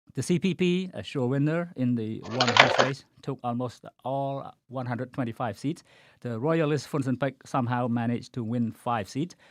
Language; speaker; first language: English; non-native, fluent; Khmer